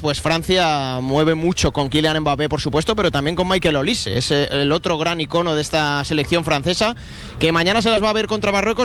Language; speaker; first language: Spanish; native; Spanish